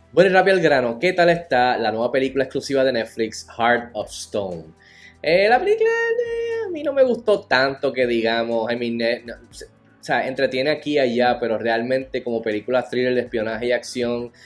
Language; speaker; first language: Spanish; native; Spanish